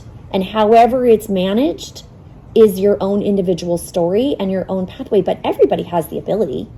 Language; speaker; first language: English; native; English